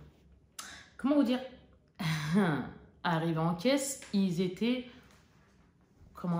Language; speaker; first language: French; native; French